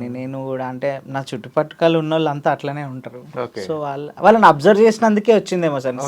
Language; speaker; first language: Telugu; native; Telugu